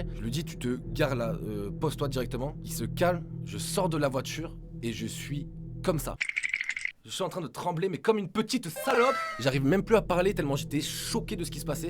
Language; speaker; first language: French; native; French